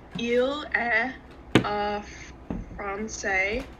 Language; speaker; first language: French; non-native, learner; English